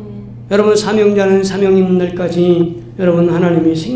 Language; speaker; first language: Korean; native; Korean